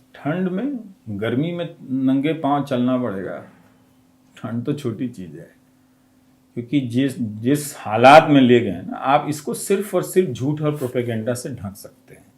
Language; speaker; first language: Hindi; non-native, local second language; Bhojpuri